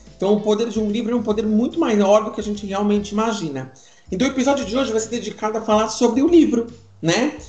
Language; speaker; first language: Portuguese; native; Portuguese